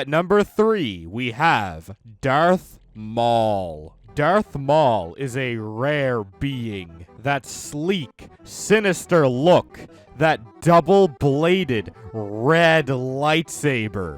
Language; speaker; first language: English; native; English